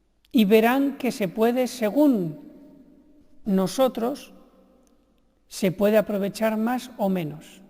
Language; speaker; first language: Spanish; native; Spanish